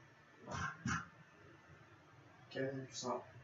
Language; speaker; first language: French; native; French